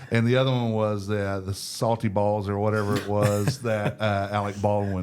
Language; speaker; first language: English; native; English